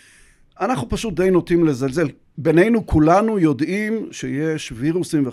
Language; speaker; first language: Hebrew; native; Hebrew